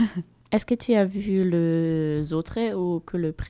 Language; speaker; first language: French; non-native, fluent; German